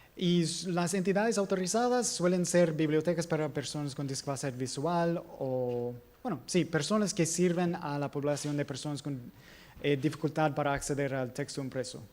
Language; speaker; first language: Spanish; non-native, fluent; English